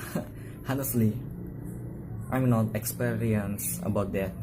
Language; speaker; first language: English; non-native, learner; Indonesian